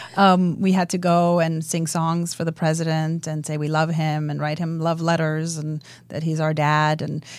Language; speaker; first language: English; early bilingual, other home language; Romanian